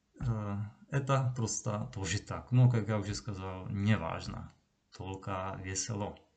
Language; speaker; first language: Russian; non-native, learner; Czech